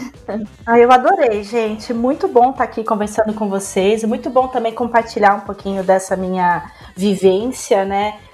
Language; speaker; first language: Portuguese; native; Portuguese